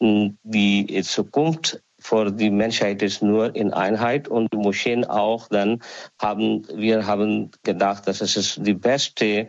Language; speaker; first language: German; non-native, learner; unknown